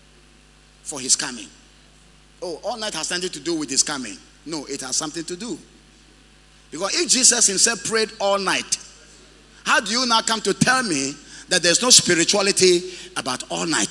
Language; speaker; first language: English; non-native, local second language; Ewe